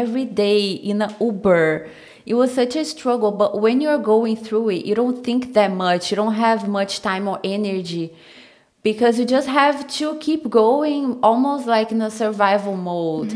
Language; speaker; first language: English; non-native, fluent; Portuguese